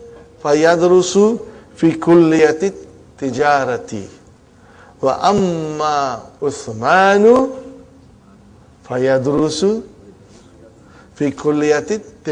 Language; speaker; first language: Arabic; non-native, fluent; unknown